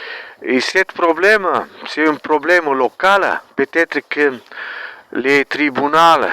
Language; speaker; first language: French; non-native, learner; Romanian